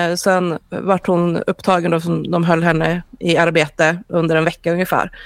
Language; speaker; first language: Swedish; early bilingual, other home language; Spanish